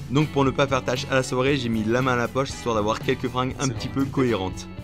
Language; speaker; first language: French; native; French